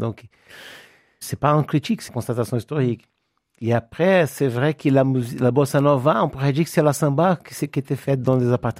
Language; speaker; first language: French; non-native, fluent; Portuguese